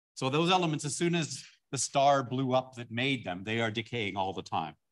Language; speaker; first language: English; native; English